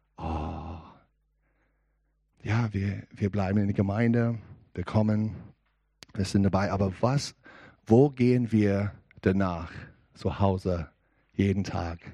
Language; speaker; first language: German; non-native, learner; English